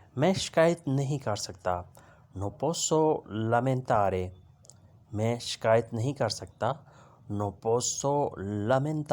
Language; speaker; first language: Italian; non-native, learner; Urdu